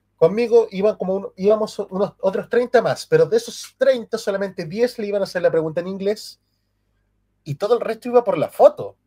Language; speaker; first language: Spanish; native; Spanish